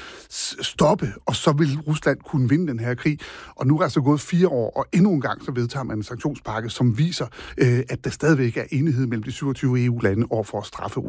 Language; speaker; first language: Danish; native; Danish